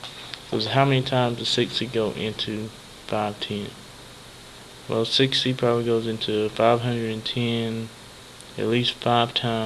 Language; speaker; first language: English; native; English